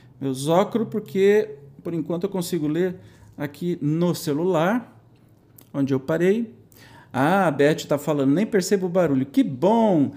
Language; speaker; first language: Portuguese; native; Portuguese